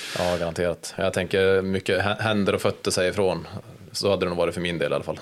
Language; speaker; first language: Swedish; native; Swedish